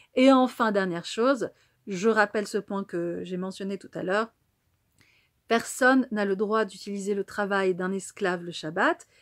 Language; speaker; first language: French; native; French